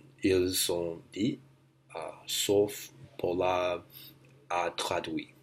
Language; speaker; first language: French; non-native, learner; English